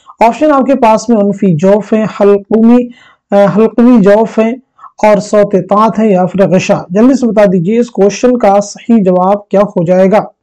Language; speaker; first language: Hindi; native; Hindi